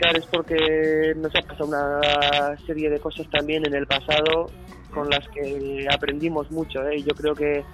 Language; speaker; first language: Spanish; non-native, local second language; Basque